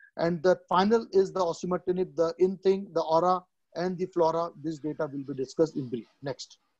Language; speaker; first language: English; non-native, local second language; Odia